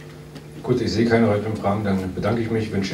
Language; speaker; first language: German; native; German